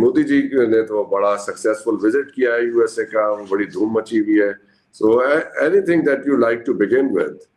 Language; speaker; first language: Urdu; non-native, local second language; Punjabi